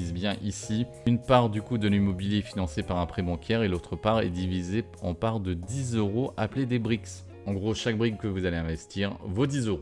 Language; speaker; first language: French; native; French